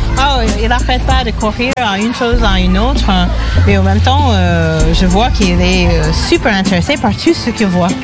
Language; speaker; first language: French; non-native, fluent; English